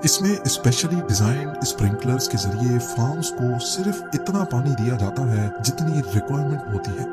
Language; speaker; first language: Urdu; native; Urdu